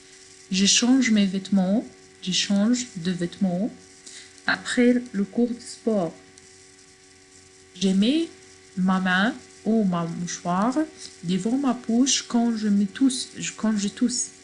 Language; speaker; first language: French; non-native, fluent; Arabic